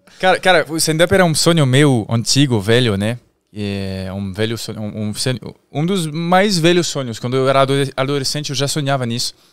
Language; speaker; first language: Portuguese; non-native, fluent; French